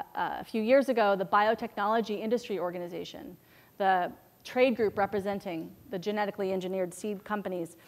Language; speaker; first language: English; native; English